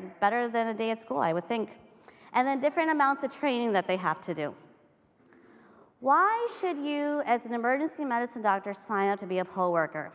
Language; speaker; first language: English; native; English